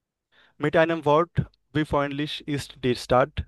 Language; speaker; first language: German; non-native, learner; Bangla